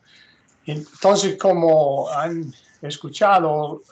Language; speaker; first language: Spanish; non-native, fluent; English